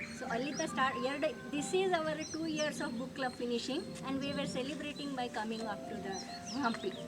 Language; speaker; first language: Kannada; non-native, local second language; Gujarati